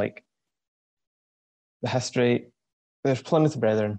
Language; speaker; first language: English; native; English